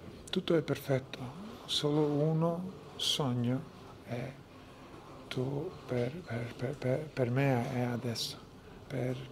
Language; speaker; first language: Italian; non-native, learner; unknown